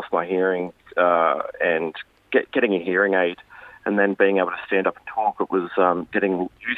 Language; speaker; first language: English; native; English